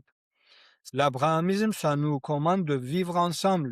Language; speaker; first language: French; non-native, learner; Kurdish